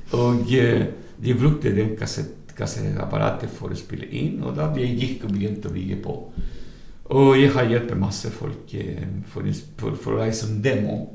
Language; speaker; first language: Norwegian; non-native, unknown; Spanish